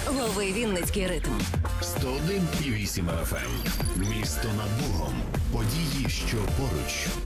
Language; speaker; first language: Ukrainian; native; Ukrainian